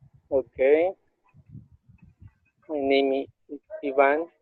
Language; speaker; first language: English; non-native, learner; Spanish